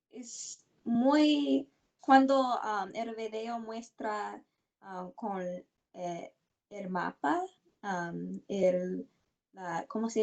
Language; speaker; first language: Spanish; non-native, learner; English